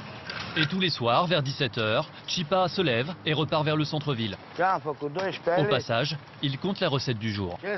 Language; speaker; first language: French; native; French